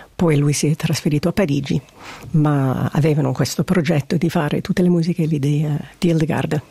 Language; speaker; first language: Italian; non-native, fluent; English